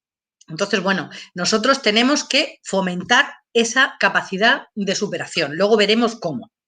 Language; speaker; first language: Spanish; native; Spanish